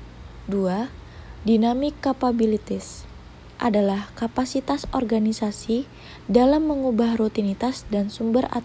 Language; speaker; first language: Indonesian; native; Indonesian